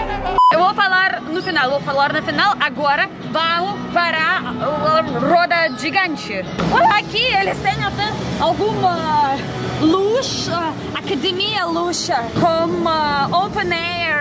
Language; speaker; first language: Portuguese; non-native, learner; Russian